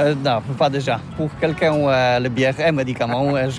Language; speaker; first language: French; non-native, learner; Polish